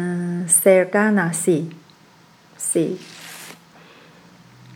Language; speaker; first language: Spanish; non-native, learner; Chinese